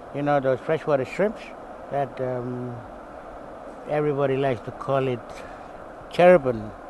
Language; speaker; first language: English; native; English